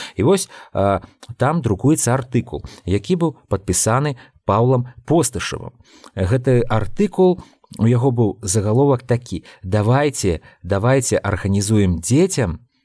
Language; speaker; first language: Belarusian; non-native, local second language; Russian